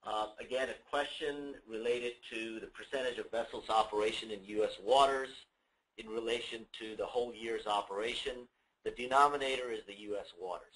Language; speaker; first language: English; native; English